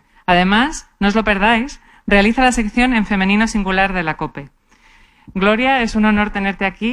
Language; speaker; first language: Spanish; native; Spanish